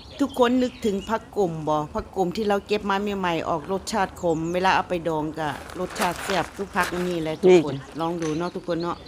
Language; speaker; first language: Thai; non-native, local second language; Lao